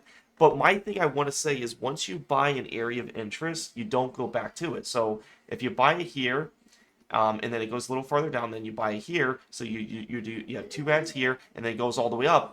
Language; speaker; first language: English; native; English